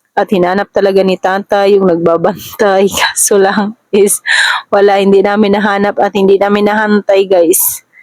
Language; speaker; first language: Filipino; non-native, local second language; Cebuano